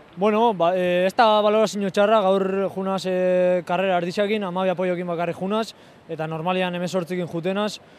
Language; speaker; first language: Basque; native; Basque